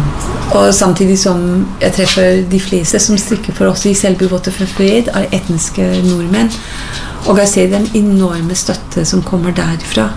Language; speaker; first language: Norwegian; non-native, fluent; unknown